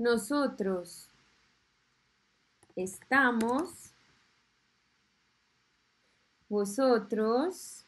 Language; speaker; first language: Spanish; non-native, fluent; French